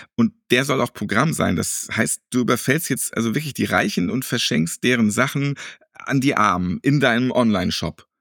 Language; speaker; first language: German; native; German